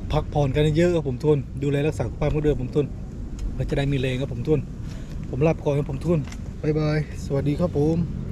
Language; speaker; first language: Thai; native; Thai